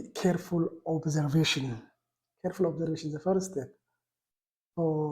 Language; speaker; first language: English; non-native, local second language; Amharic